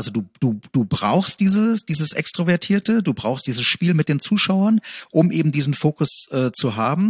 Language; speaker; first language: German; native; German